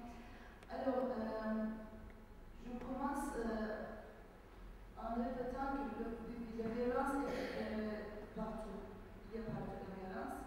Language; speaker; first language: French; non-native, fluent; Turkish